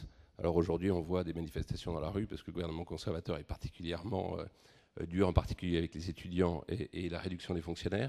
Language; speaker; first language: French; native; French